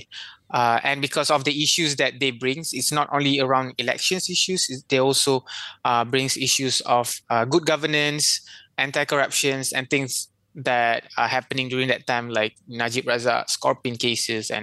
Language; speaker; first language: English; non-native, local second language; Malay